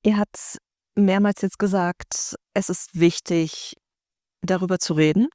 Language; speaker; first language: German; native; German